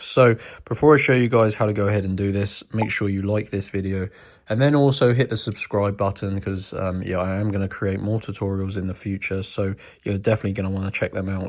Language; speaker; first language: English; native; English